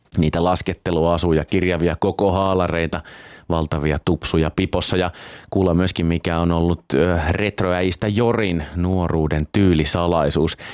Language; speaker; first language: Finnish; native; Finnish